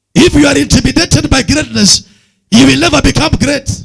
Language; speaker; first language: English; non-native, local second language; Swahili